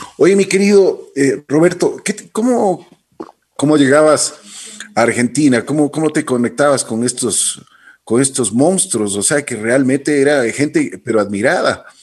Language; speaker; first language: Spanish; native; Spanish